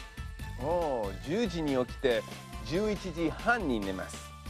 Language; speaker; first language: Japanese; non-native, fluent; English